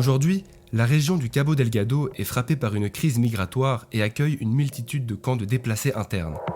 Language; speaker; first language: French; native; French